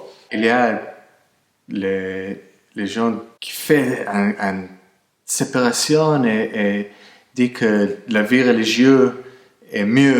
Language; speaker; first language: French; non-native, fluent; English